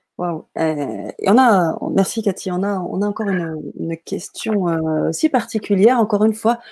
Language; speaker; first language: French; native; French